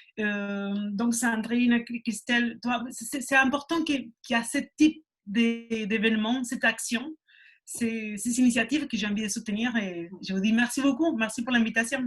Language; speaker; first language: French; non-native, fluent; Spanish